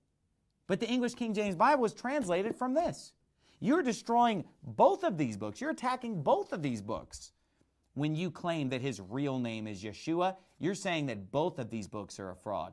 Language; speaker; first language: English; native; English